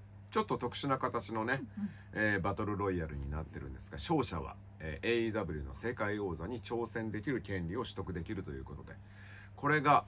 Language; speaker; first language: Japanese; native; Japanese